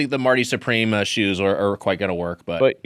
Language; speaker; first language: English; native; English